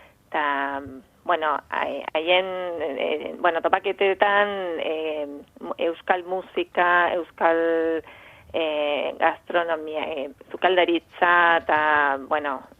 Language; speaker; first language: Basque; non-native, fluent; Spanish